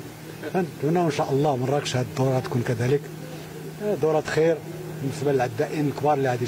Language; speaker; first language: Arabic; native; Arabic